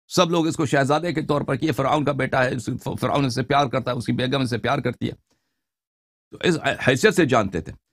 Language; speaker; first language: Urdu; non-native, fluent; Persian